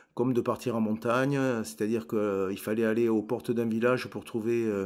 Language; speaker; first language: French; native; French